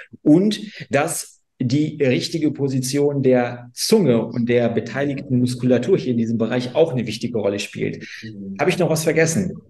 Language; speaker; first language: German; native; German